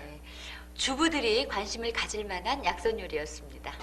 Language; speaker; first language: Korean; native; Korean